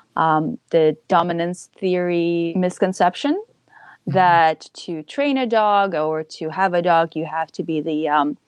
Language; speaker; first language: English; early bilingual, other home language; Ukrainian